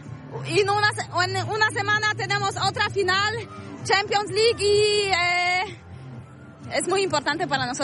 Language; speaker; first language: Spanish; non-native, learner; Polish